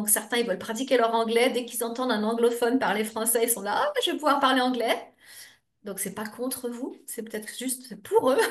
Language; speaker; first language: French; native; French